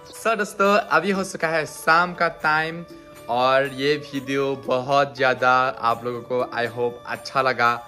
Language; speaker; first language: Hindi; non-native, local second language; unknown